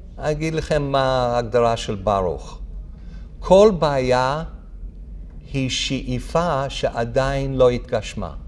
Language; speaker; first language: Hebrew; non-native, fluent; English